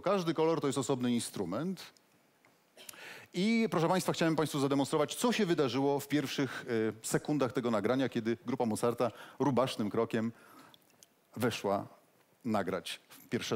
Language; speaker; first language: Polish; native; Polish